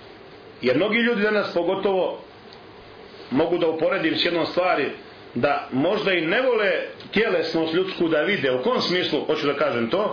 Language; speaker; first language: Croatian; native; Croatian